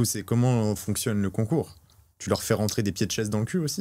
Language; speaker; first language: French; native; French